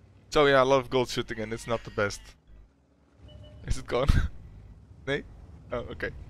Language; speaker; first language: English; non-native, fluent; Dutch